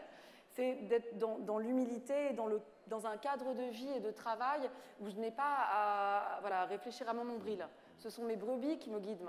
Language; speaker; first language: French; native; French